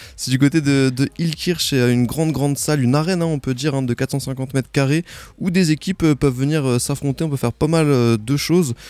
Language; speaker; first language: French; native; French